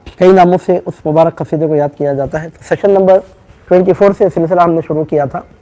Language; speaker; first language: Urdu; native; Urdu